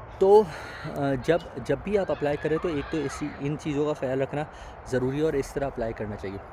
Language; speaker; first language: Urdu; native; Urdu